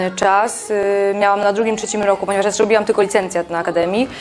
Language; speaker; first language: Polish; native; Polish